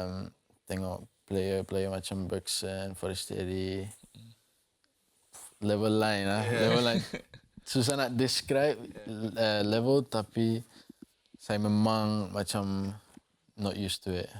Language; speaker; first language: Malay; non-native, local second language; English